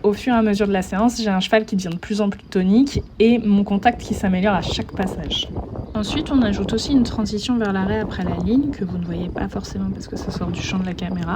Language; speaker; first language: French; native; French